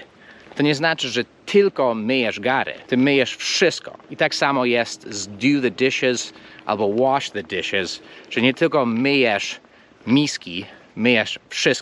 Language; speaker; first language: Polish; non-native, fluent; English